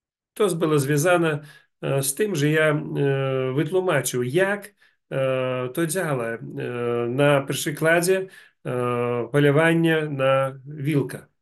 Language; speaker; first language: Polish; non-native, learner; Russian